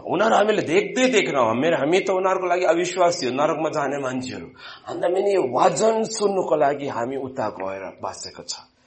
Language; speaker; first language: Nepali; non-native, fluent; Malayalam